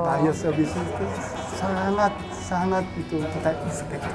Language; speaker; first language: Indonesian; non-native, learner; Korean